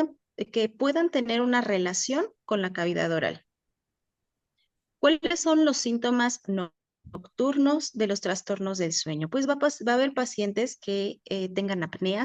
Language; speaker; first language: Spanish; native; Spanish